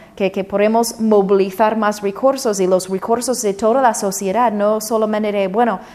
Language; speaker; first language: Spanish; non-native, fluent; English